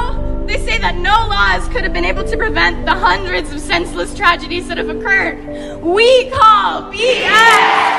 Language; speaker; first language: English; native; English